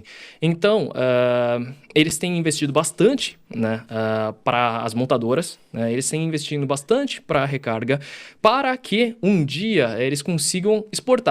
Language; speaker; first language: Portuguese; early bilingual, other home language; Chinese